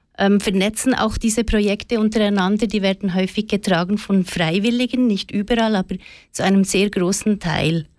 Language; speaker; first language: German; native; German